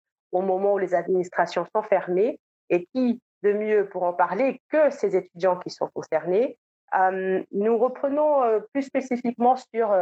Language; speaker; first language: French; native; French